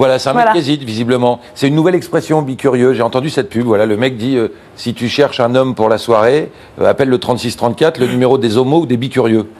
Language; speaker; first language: French; native; French